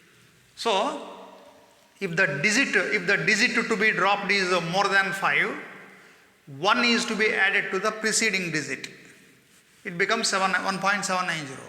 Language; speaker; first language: English; non-native, local second language; Kannada